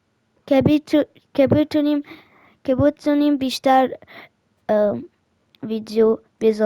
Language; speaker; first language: Persian; early bilingual, heritage; German